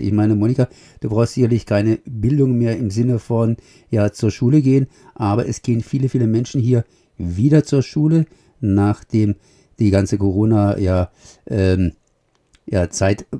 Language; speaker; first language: German; native; German